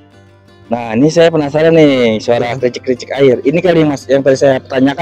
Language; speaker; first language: Indonesian; native; Indonesian